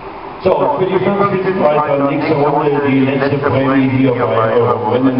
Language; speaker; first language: German; native; German